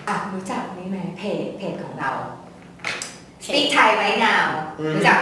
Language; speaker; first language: Thai; native; Thai